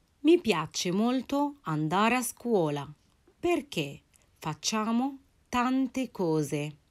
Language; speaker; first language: Italian; non-native, fluent; Arabic